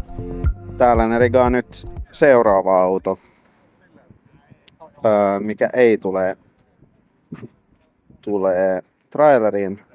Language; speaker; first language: Finnish; non-native, fluent; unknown